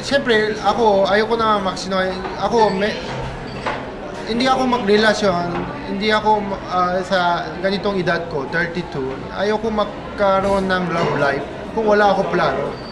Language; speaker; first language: Filipino; non-native, fluent; Korean